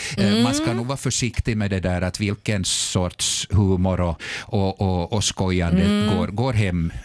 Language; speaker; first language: Swedish; native; Swedish